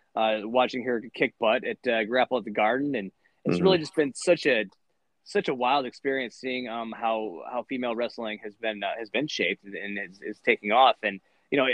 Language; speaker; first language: English; native; English